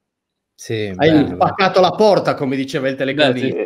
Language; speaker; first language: Italian; native; Italian